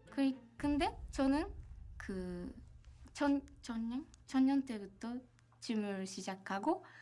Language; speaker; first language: Korean; non-native, learner; Japanese